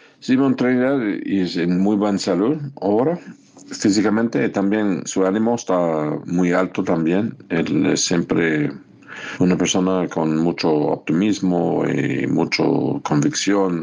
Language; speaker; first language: Spanish; non-native, fluent; English